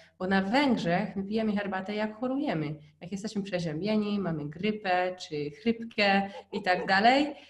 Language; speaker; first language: Polish; non-native, fluent; Hungarian